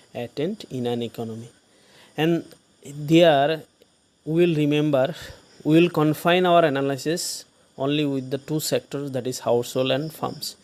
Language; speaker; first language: English; non-native, local second language; Assamese